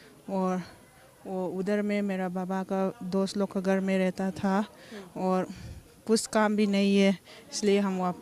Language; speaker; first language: Hindi; non-native, local second language; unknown